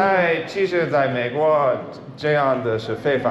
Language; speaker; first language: Chinese; non-native, learner; English